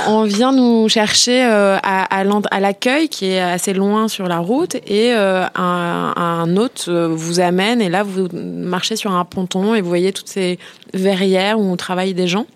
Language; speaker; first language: French; native; French